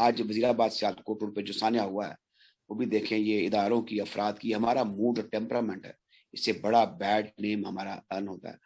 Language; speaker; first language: Urdu; non-native, local second language; Punjabi